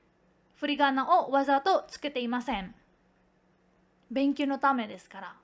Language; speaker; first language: Japanese; non-native, fluent; Filipino